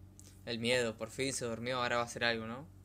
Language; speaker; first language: Spanish; native; Spanish